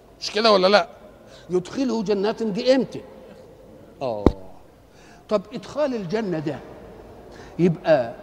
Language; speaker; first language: Arabic; native; Arabic